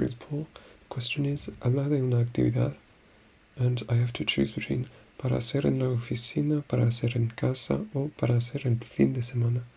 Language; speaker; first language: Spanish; non-native, learner; French